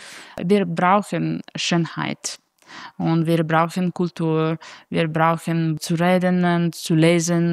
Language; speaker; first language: German; non-native, fluent; Italian